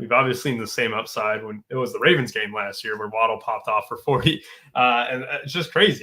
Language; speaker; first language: English; native; English